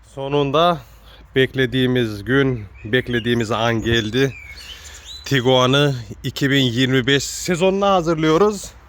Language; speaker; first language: Turkish; early bilingual, heritage; Turkish